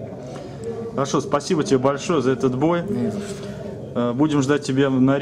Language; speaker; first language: Russian; native; Russian